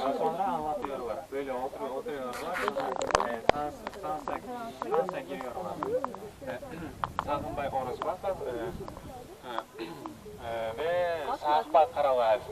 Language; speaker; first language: Turkish; non-native, local second language; Kyrgyz